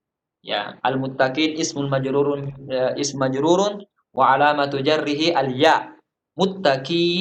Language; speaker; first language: Arabic; non-native, fluent; Indonesian